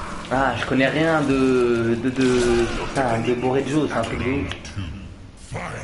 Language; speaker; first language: French; native; French